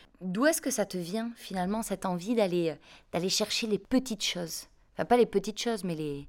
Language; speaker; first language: French; native; French